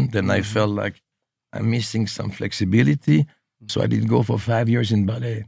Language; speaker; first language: English; non-native, fluent; French